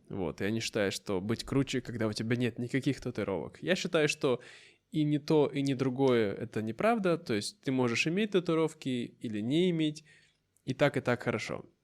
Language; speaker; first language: Russian; native; Russian